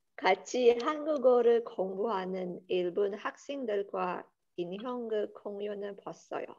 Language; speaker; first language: Korean; non-native, learner; Chinese